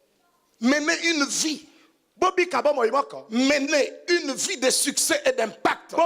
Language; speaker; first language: French; non-native, local second language; Lingala